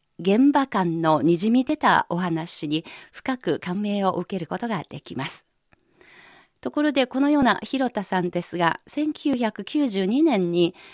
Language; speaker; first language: Japanese; non-native, fluent; Chinese